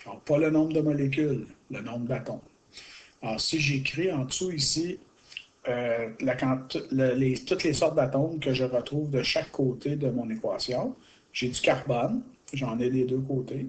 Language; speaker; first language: French; native; French